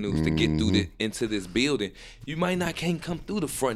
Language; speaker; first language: English; native; English